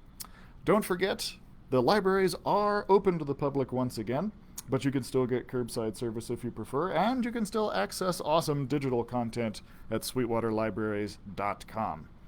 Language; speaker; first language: English; native; English